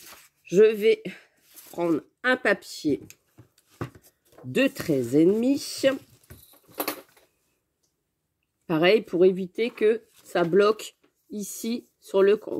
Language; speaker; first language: French; native; French